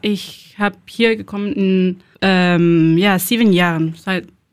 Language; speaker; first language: German; non-native, learner; Spanish